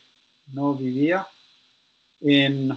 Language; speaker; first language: Spanish; non-native, learner; English